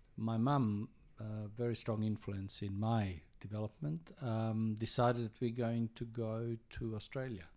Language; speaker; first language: English; early bilingual, other home language; Croatian